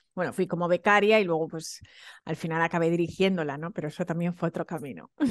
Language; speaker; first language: Spanish; early bilingual, other home language; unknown